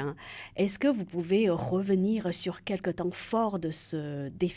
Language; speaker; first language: French; native; French